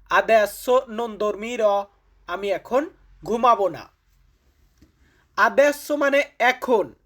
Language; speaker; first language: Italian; non-native, learner; Bangla